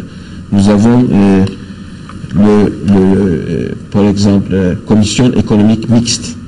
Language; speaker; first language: French; non-native, fluent; Turkish